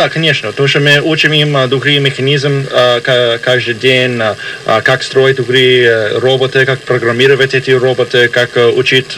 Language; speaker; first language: Russian; early bilingual, heritage; Russian